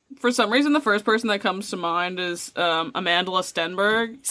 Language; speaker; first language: English; native; English